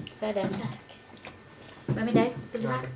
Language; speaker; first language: Danish; non-native, learner; Filipino